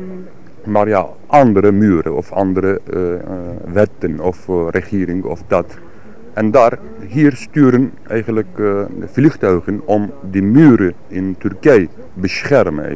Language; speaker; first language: Dutch; non-native, learner; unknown